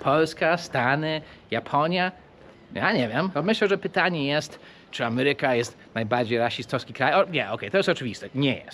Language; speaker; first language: Polish; early bilingual, heritage; English